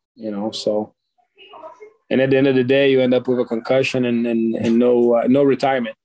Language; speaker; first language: English; non-native, fluent; Portuguese